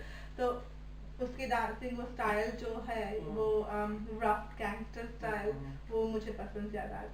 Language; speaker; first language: Hindi; early bilingual, heritage; Hindi